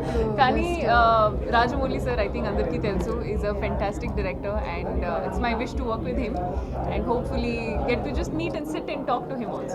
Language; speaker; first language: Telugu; non-native, learner; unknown